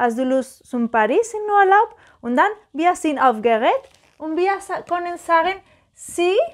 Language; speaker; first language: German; non-native, learner; Spanish